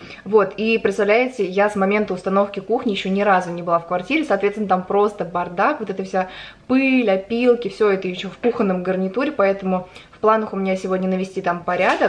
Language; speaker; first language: Russian; native; Russian